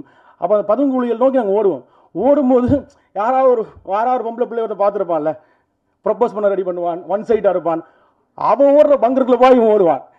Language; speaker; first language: Tamil; native; Tamil